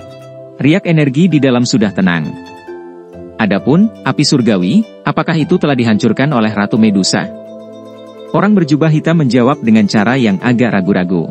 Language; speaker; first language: Indonesian; native; Indonesian